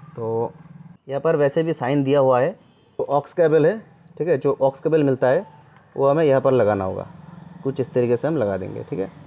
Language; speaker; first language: Hindi; native; Hindi